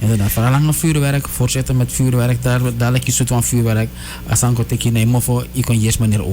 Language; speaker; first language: Dutch; native; Dutch